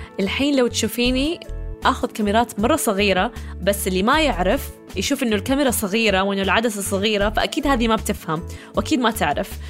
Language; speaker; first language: Arabic; early bilingual, heritage; Arabic